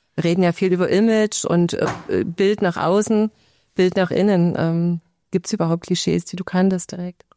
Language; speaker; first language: German; native; German